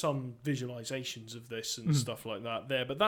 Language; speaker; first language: English; native; English